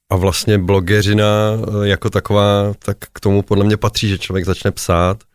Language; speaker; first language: Czech; native; Czech